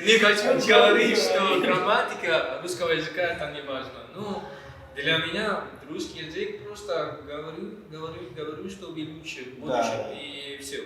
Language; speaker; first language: Russian; non-native, learner; Malay